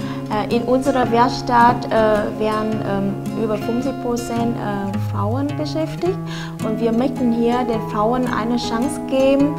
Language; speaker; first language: German; non-native, fluent; Vietnamese